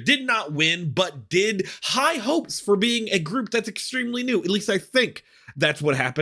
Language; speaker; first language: English; native; English